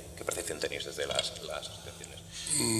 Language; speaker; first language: Spanish; native; Spanish